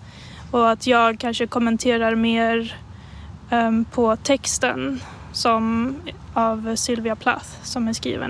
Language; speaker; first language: Swedish; native; Swedish